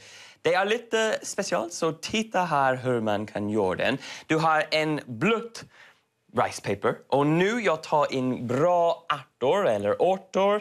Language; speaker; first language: Swedish; non-native, learner; English